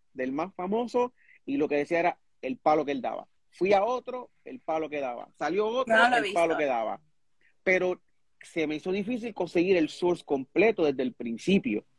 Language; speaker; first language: Spanish; native; Spanish